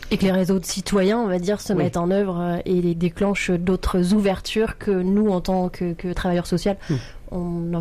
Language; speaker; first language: French; native; French